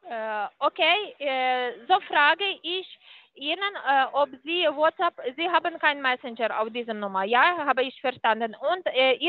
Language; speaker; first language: German; non-native, fluent; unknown